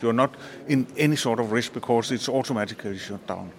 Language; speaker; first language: English; non-native, fluent; Danish